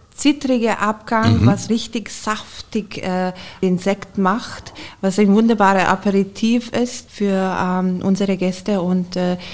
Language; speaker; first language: German; non-native, fluent; Hungarian